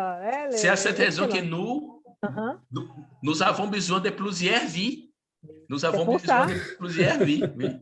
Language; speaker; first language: French; non-native, learner; Portuguese